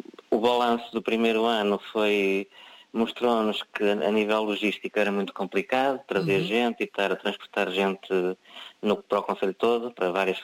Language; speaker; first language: Portuguese; native; Portuguese